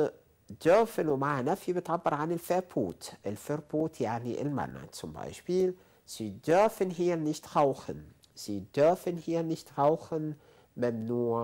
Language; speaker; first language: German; non-native, fluent; Arabic